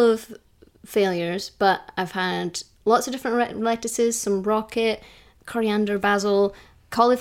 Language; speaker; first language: English; native; English